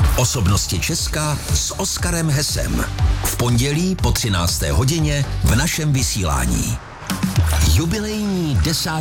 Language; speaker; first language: Czech; native; Czech